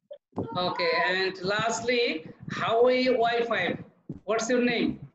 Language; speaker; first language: English; non-native, learner; Bangla